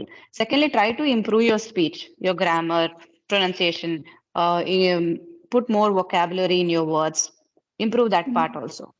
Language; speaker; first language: English; non-native, fluent; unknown